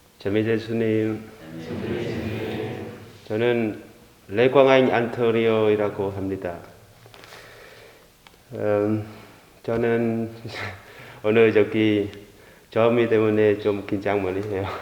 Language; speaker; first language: Korean; non-native, learner; Vietnamese